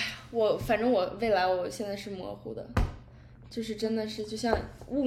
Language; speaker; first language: Chinese; early bilingual, heritage; Chinese